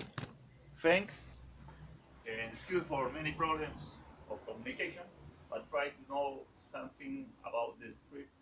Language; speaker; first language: English; non-native, learner; Spanish